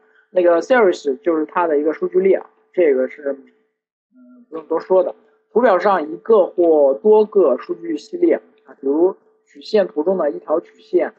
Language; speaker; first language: Chinese; native; Chinese